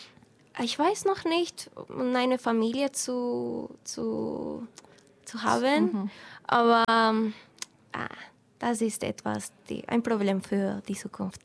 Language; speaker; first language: German; non-native, fluent; Spanish